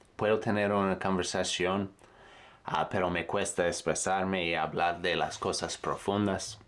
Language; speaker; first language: Spanish; non-native, fluent; English